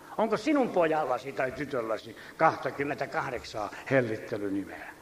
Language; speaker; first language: Finnish; native; Finnish